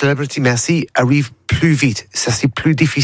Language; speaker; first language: French; non-native, learner; English